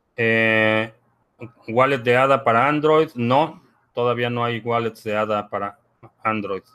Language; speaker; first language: Spanish; native; Spanish